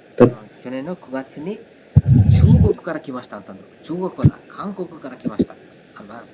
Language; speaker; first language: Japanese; non-native, fluent; Kannada